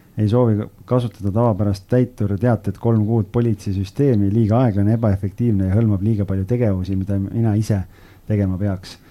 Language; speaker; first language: Estonian; native; Estonian